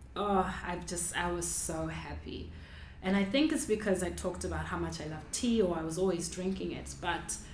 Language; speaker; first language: English; non-native, local second language; Shona